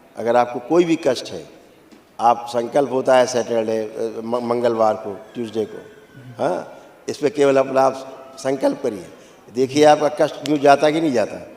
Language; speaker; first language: Hindi; native; Hindi